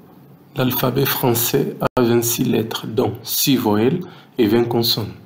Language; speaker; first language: French; non-native, local second language; Lingala